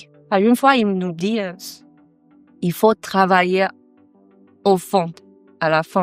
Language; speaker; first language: French; non-native, learner; Chinese